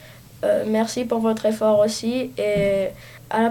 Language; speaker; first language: French; early bilingual, heritage; French